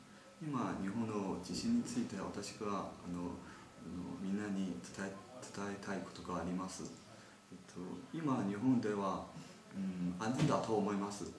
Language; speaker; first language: Japanese; non-native, learner; Chinese